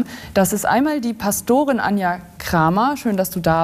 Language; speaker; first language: German; native; German